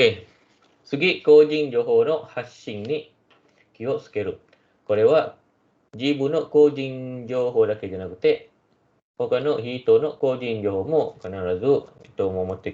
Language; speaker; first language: Japanese; non-native, fluent; Malay